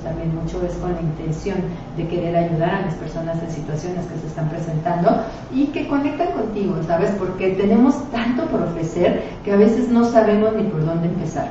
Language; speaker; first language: Spanish; native; Spanish